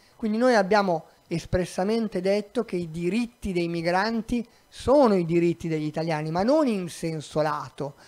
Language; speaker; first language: Italian; native; Italian